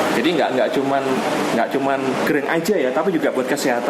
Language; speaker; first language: Indonesian; native; Indonesian